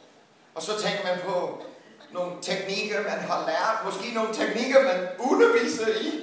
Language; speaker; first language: Danish; non-native, fluent; English